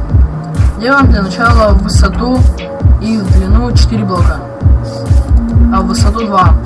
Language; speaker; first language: Russian; native; Russian